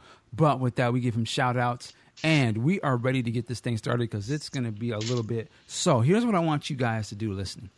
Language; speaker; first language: English; native; English